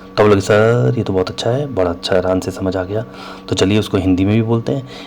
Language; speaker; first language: Hindi; native; Hindi